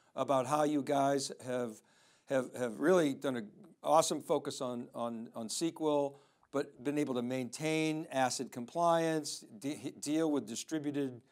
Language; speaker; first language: English; native; English